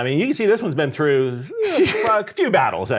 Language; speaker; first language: English; native; English